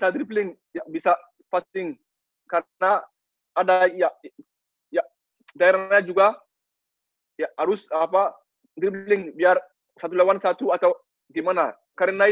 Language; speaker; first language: Indonesian; non-native, learner; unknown